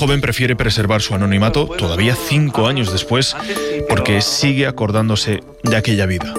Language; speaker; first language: Spanish; native; Spanish